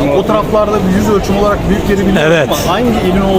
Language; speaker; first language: Turkish; native; Turkish